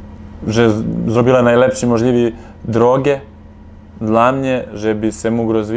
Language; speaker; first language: Polish; non-native, fluent; Serbian